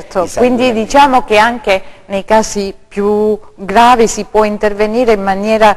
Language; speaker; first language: Italian; native; Italian